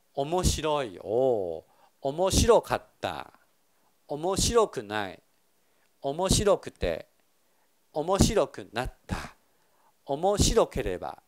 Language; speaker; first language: Japanese; non-native, fluent; Chinese